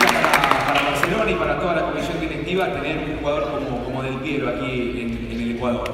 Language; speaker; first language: Spanish; native; Spanish